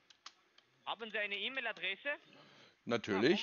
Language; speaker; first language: German; non-native, fluent; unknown